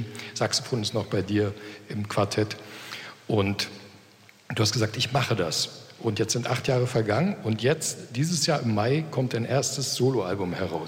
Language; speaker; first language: German; native; German